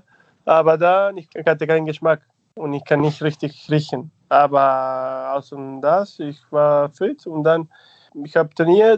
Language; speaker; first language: German; non-native, fluent; Spanish